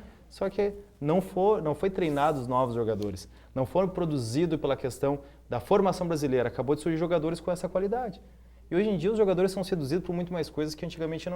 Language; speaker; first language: Portuguese; native; Portuguese